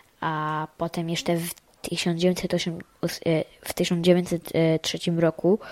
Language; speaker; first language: Polish; early bilingual, heritage; Polish